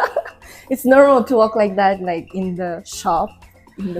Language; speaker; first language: English; non-native, fluent; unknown